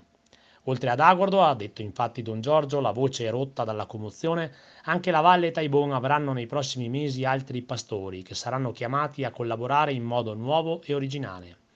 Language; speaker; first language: Italian; native; Italian